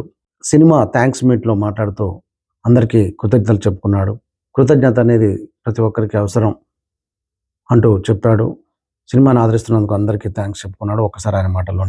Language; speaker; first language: Telugu; native; Telugu